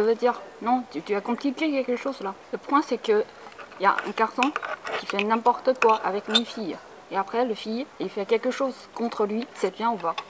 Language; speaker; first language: French; non-native, fluent; Chinese